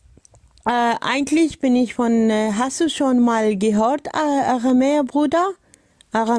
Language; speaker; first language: German; non-native, learner; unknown